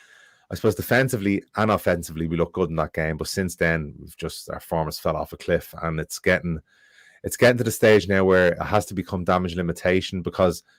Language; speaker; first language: English; native; English